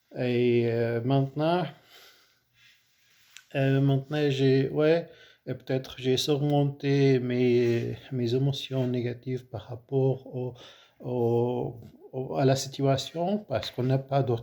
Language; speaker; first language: French; non-native, fluent; Arabic